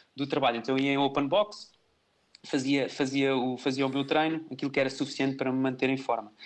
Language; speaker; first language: Portuguese; native; Portuguese